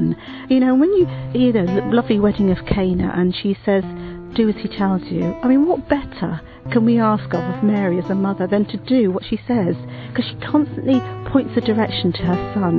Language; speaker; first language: English; native; English